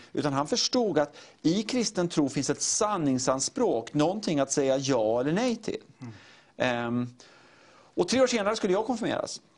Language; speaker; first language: Swedish; native; Swedish